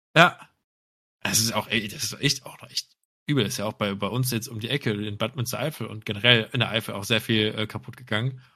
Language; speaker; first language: German; native; German